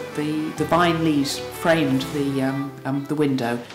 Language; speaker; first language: English; native; English